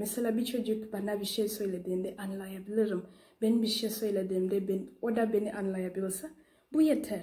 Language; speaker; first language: Turkish; non-native, learner; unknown